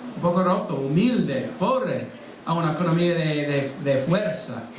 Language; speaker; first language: Spanish; non-native, fluent; English